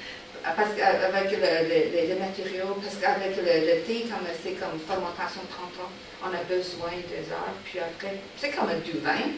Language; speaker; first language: French; non-native, learner; Chinese